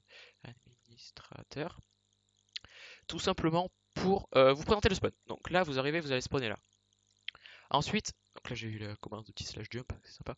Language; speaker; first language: French; native; French